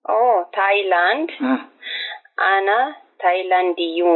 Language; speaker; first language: Arabic; non-native, learner; Tigrinya